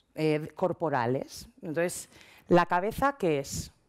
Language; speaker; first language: Spanish; native; Spanish